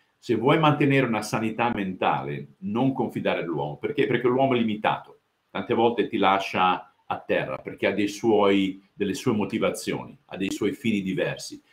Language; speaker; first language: Italian; early bilingual, heritage; Italian